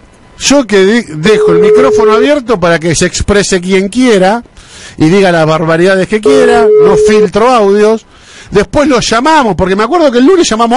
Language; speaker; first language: Spanish; native; Spanish